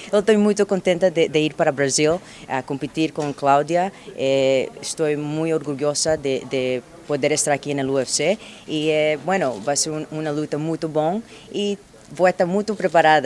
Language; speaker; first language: Portuguese; non-native, learner; Spanish